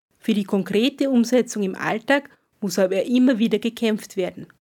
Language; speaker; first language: German; native; German